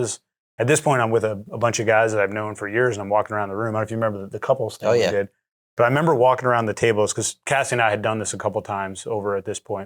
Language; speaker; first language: English; native; English